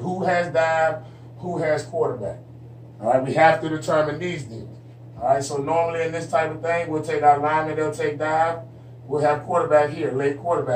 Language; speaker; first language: English; native; English